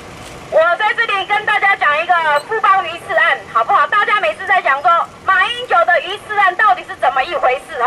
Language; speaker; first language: Chinese; non-native, local second language; Min Nan Chinese